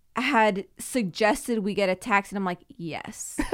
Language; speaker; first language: English; native; English